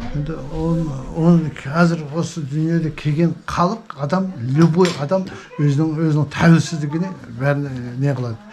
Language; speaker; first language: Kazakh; non-native, local second language; Uyghur